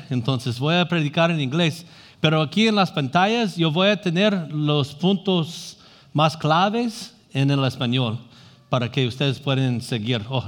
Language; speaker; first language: Spanish; non-native, learner; English